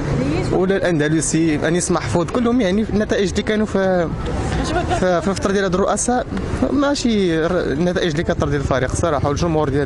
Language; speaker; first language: Arabic; native; Arabic